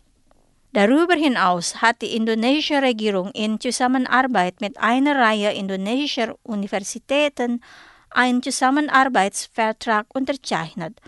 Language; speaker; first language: German; non-native, fluent; Indonesian